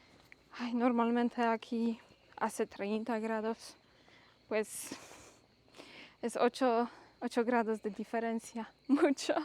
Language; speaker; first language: Spanish; non-native, learner; Polish